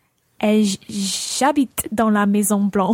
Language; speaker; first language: French; non-native, learner; English